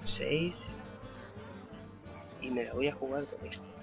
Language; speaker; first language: Spanish; native; Spanish